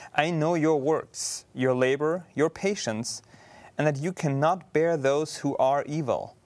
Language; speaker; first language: English; non-native, fluent; German